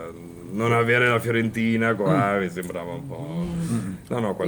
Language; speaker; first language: Italian; native; Italian